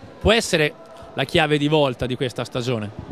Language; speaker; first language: Italian; native; Italian